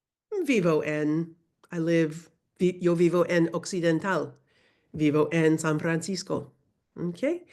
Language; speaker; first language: Spanish; non-native, fluent; English